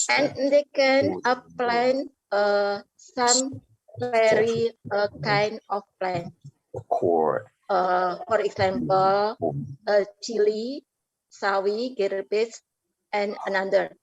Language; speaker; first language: English; non-native, learner; Indonesian